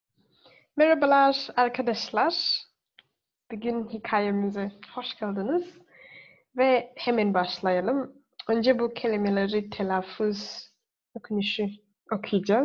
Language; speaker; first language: Turkish; non-native, fluent; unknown